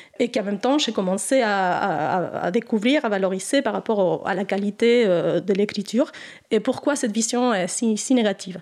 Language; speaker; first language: French; non-native, fluent; Spanish